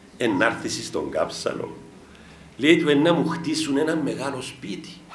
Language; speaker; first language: Greek; native; Greek